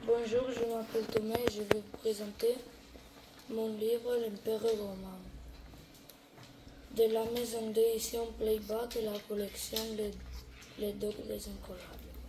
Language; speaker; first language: French; non-native, learner; Catalan